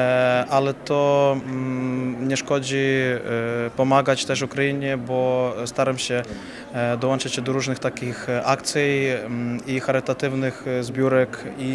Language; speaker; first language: Polish; non-native, fluent; Ukrainian